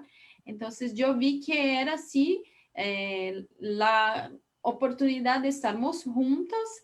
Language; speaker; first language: Spanish; non-native, learner; Portuguese